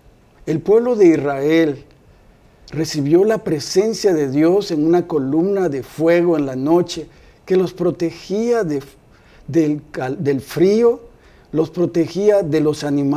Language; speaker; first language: Spanish; native; Spanish